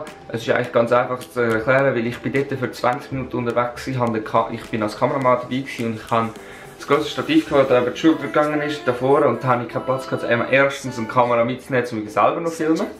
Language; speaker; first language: German; native; German